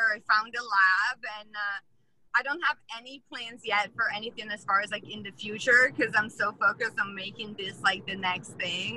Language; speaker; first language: English; non-native, fluent; Italian